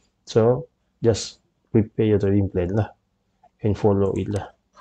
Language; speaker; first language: English; non-native, local second language; Malay